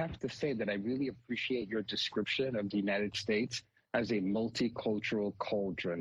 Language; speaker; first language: English; native; English